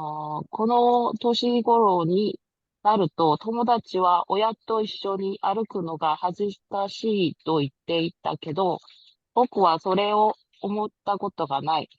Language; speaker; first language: Japanese; non-native, learner; Korean